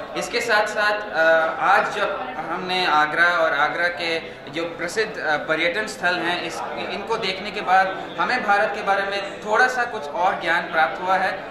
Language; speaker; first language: Hindi; non-native, fluent; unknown